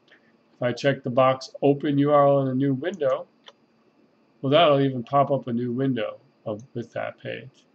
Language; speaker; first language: English; native; English